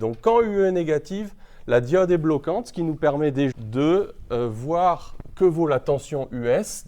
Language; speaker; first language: French; native; French